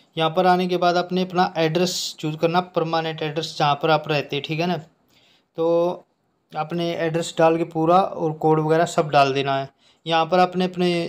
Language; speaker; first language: Hindi; native; Hindi